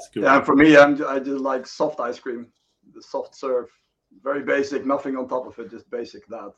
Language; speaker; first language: English; non-native, fluent; Dutch